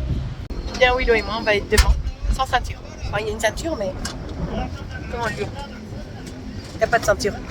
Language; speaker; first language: French; native; French